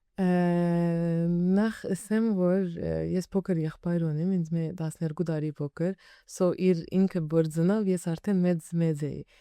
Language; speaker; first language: Armenian; early bilingual, heritage; Armenian